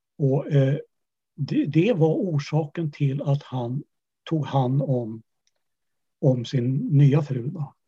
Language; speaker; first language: Swedish; early bilingual, other home language; Yiddish